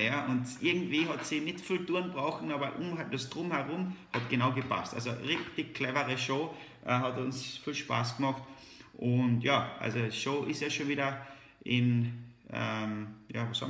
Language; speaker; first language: German; native; German